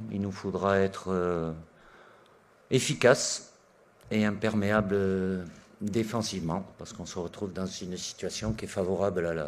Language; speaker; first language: French; native; French